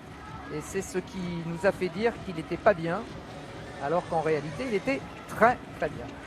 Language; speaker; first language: French; native; French